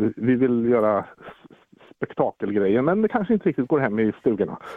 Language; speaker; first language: Swedish; native; Swedish